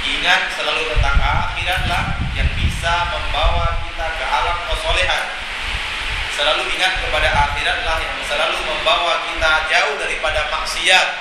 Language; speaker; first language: Indonesian; non-native, local second language; Minangkabau